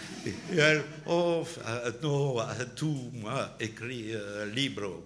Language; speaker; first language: Spanish; non-native, learner; French